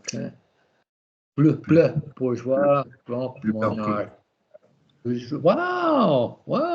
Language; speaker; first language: French; non-native, learner; English